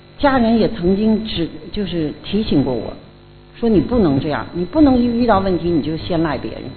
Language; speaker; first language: Chinese; native; Chinese